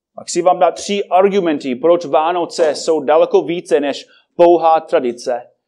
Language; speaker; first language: Czech; non-native, fluent; English